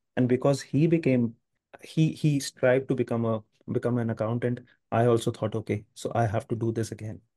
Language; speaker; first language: English; non-native, local second language; Hindi